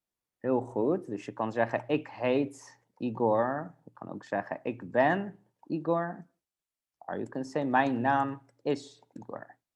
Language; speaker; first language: Dutch; non-native, fluent; Polish